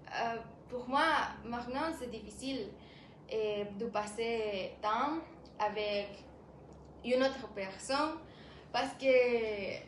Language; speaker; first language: French; non-native, learner; Spanish